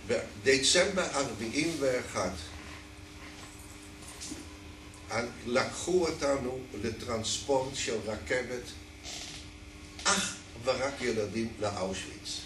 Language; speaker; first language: Hebrew; non-native, fluent; Dutch